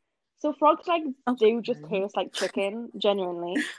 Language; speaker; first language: English; native; English